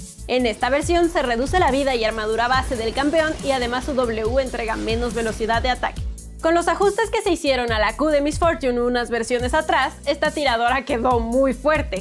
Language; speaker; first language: Spanish; native; Spanish